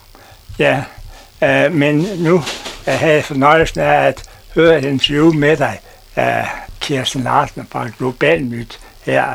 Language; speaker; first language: Danish; non-native, fluent; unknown